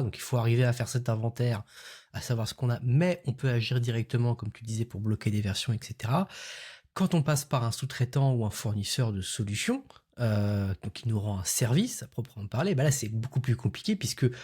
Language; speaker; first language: French; native; French